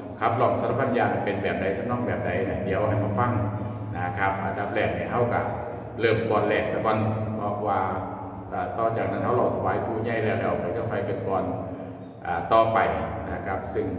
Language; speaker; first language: Thai; non-native, local second language; Northeastern Thai